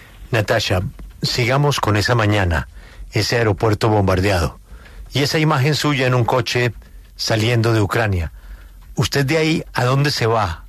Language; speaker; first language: Spanish; native; Spanish